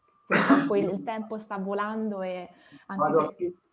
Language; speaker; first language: Italian; native; Italian